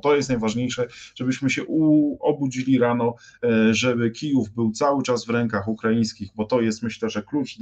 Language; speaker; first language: Polish; native; Polish